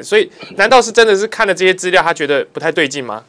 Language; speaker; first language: Chinese; native; Chinese